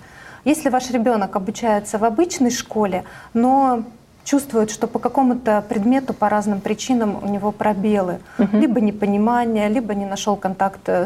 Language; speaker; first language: Russian; native; Russian